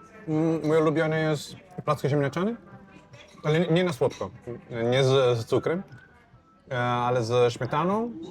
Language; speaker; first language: Polish; non-native, fluent; Portuguese